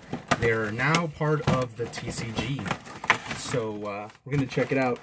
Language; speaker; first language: English; native; English